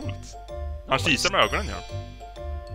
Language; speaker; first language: Swedish; native; Swedish